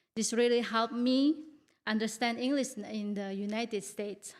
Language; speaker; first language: English; non-native, learner; Indonesian